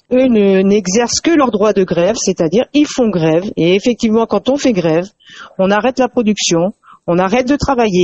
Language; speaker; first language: French; native; French